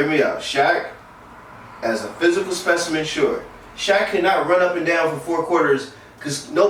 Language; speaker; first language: English; native; English